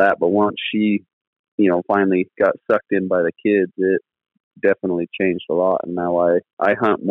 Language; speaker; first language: English; native; English